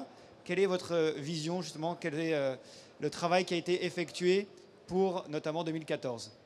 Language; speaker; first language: French; native; French